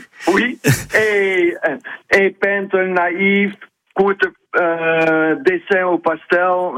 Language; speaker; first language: French; non-native, learner; Dutch